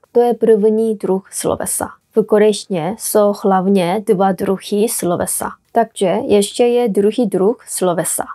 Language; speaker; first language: Czech; non-native, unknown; Korean